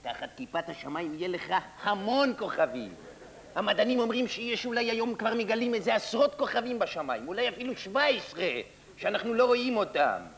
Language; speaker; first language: Hebrew; native; Hebrew